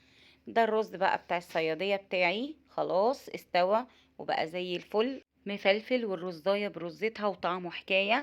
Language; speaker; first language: Arabic; native; Arabic